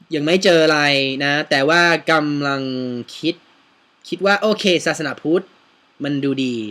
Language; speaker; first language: Thai; non-native, fluent; English